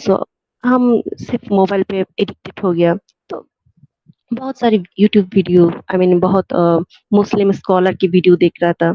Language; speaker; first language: Hindi; non-native, fluent; Bangla